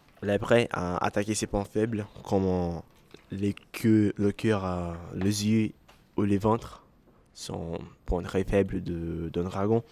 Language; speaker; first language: French; non-native, learner; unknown